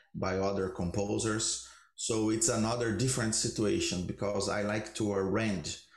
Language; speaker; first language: English; non-native, learner; Portuguese